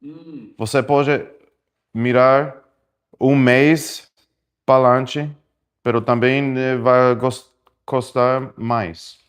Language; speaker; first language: Portuguese; non-native, learner; Spanish